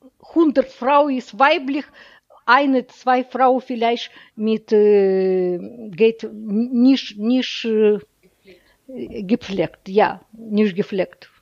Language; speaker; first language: German; non-native, learner; Russian